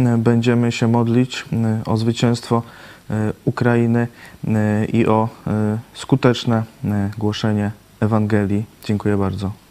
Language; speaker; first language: Polish; native; Polish